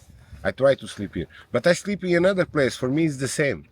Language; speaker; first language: English; non-native, learner; Portuguese